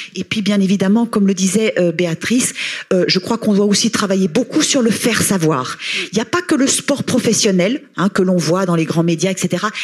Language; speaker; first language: French; native; French